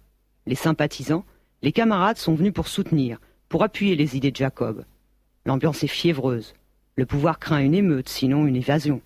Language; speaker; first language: French; native; French